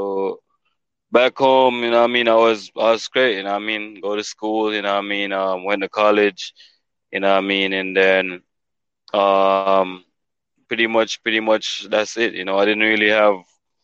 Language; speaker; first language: English; non-native, local second language; Jamaican Creole English